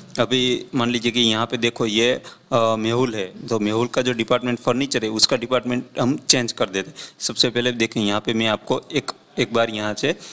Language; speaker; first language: Hindi; non-native, local second language; Gujarati